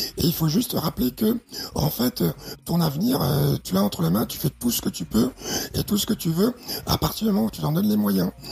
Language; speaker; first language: French; early bilingual, other home language; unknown